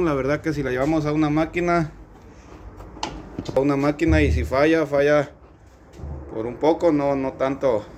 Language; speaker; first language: Spanish; native; Spanish